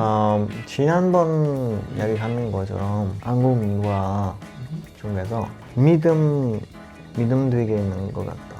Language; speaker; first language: Korean; non-native, learner; Italian